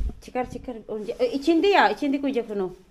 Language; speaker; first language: Turkish; non-native, learner; Filipino